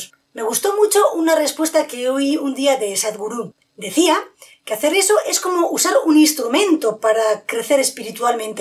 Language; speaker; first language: Spanish; native; Spanish